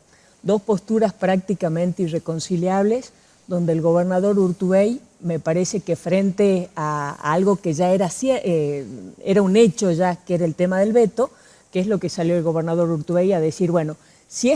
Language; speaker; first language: Spanish; native; Spanish